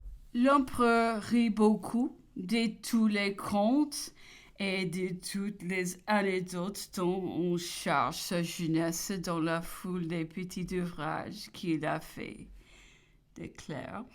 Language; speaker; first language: French; non-native, learner; English